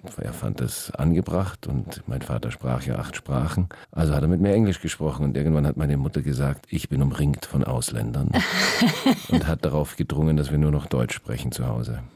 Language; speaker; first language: German; early bilingual, heritage; German